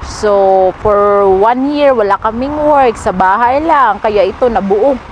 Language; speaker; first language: Filipino; non-native, local second language; Cebuano